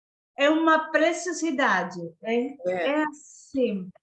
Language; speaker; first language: Portuguese; non-native, fluent; Spanish